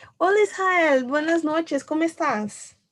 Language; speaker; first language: Spanish; non-native, learner; Portuguese